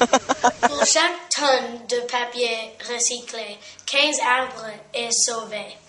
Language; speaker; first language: French; non-native, learner; English